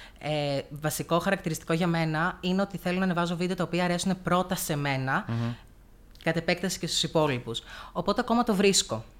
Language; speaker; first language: Greek; native; Greek